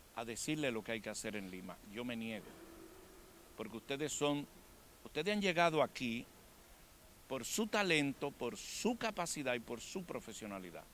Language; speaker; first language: Spanish; native; Spanish